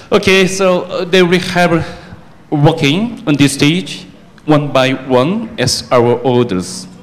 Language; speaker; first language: English; non-native, learner; Korean